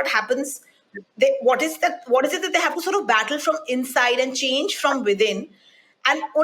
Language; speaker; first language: English; non-native, local second language; Hindi